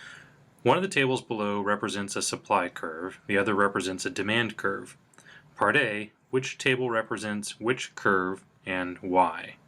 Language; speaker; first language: English; native; English